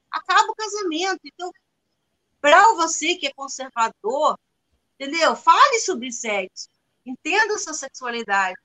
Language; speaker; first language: Portuguese; non-native, fluent; Spanish